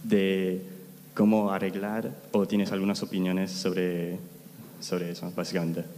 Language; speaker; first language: Spanish; non-native, fluent; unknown